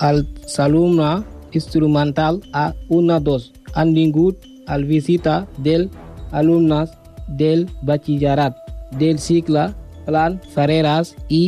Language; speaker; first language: Catalan; non-native, learner; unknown